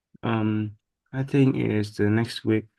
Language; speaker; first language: English; non-native, learner; Vietnamese